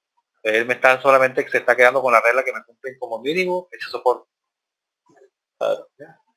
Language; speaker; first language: Spanish; native; Spanish